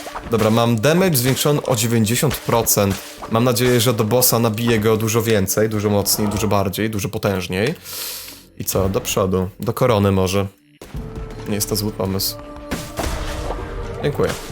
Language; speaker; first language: Polish; native; Polish